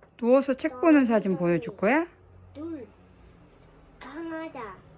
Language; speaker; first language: Korean; native; Korean